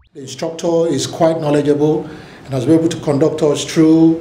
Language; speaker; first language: English; native; English